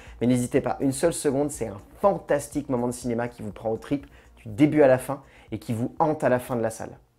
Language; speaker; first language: French; native; French